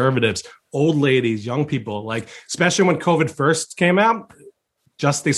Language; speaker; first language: English; early bilingual, other home language; Chinese